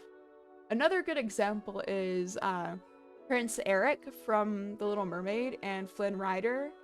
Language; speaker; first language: English; native; English